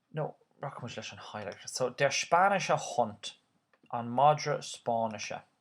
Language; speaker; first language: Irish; non-native, local second language; English